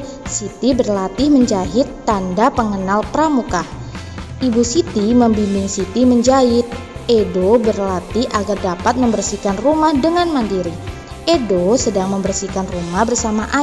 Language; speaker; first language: Indonesian; native; Indonesian